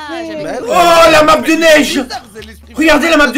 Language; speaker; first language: French; native; French